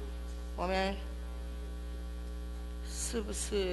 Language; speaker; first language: Chinese; native; Chinese